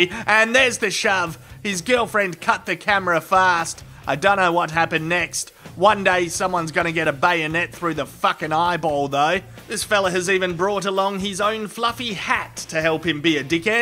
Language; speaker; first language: English; native; English